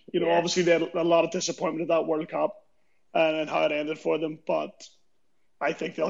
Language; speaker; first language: English; native; English